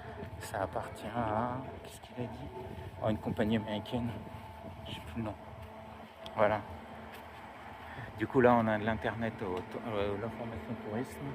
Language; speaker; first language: French; native; French